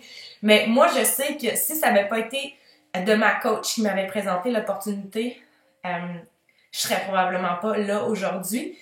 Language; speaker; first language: French; native; French